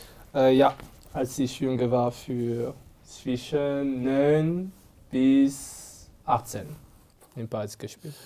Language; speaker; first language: German; non-native, learner; French